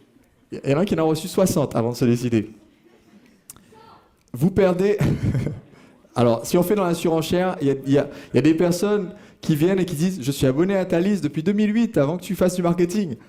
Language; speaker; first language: French; native; French